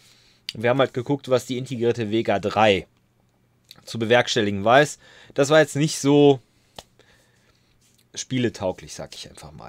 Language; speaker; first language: German; native; German